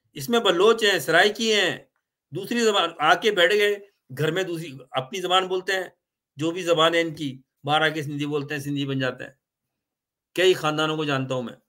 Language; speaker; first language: Urdu; native; Urdu